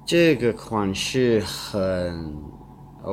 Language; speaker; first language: Chinese; non-native, learner; English